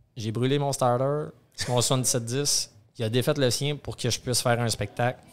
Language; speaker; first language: French; native; French